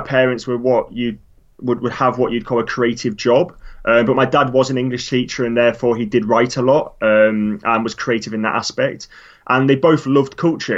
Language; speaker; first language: English; native; English